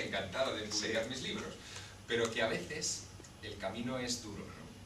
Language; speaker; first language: Spanish; native; Spanish